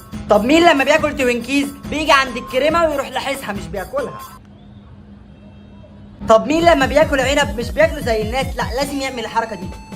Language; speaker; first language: Arabic; native; Arabic